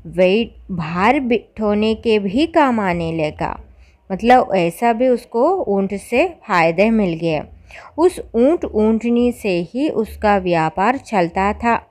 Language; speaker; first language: Hindi; non-native, local second language; Malayalam